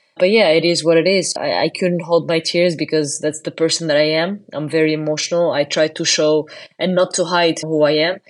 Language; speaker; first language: English; non-native, fluent; Arabic